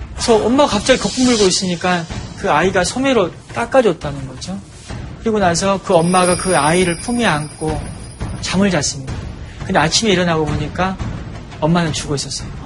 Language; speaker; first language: Korean; native; Korean